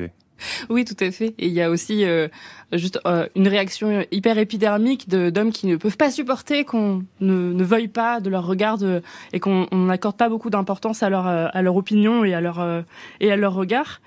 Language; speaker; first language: French; native; French